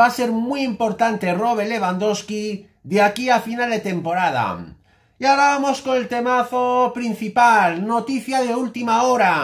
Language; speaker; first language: Spanish; native; Spanish